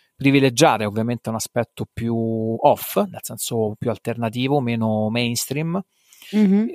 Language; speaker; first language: Italian; native; Italian